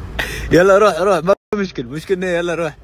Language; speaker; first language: Arabic; native; Arabic